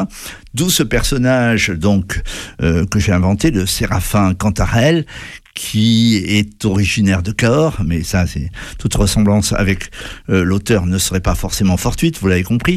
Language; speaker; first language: French; native; French